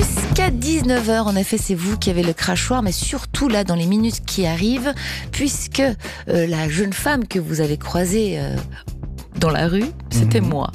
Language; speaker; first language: French; native; French